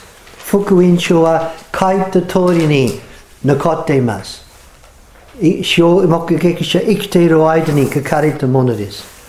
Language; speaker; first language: Japanese; non-native, fluent; English